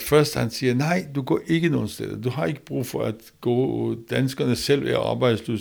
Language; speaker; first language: Danish; non-native, learner; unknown